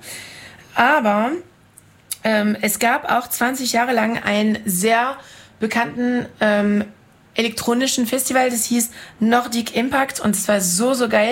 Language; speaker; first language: German; non-native, fluent; French